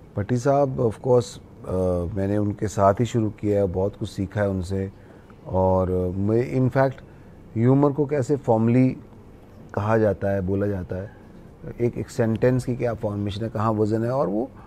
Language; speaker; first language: Hindi; native; Hindi